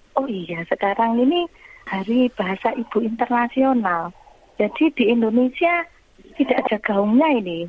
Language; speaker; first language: Indonesian; non-native, local second language; Javanese